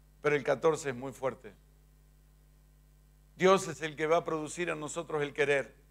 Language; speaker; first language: Spanish; native; Spanish